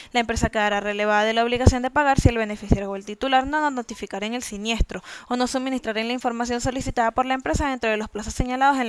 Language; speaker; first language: Spanish; native; Spanish